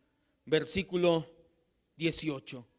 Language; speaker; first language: Spanish; native; Spanish